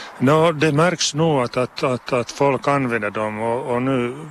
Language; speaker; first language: Swedish; non-native, local second language; Finnish